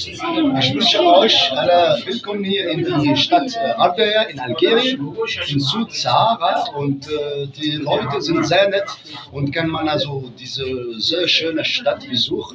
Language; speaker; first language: German; non-native, fluent; Arabic